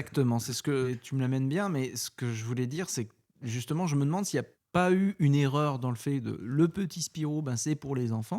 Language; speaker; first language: French; native; French